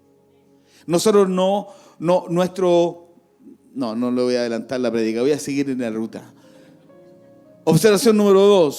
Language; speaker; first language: Spanish; native; Spanish